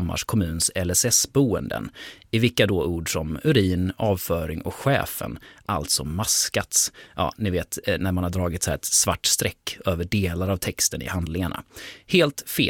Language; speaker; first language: Swedish; native; Swedish